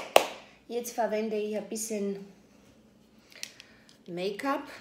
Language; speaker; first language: German; non-native, fluent; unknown